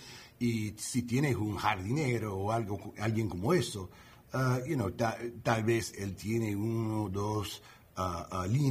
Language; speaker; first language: Spanish; non-native, learner; English